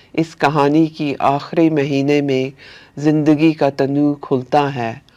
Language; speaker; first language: Urdu; early bilingual, heritage; Urdu